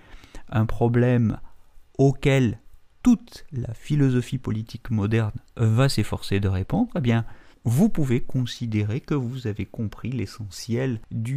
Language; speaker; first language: French; native; French